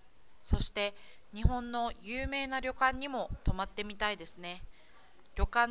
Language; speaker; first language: Japanese; non-native, learner; English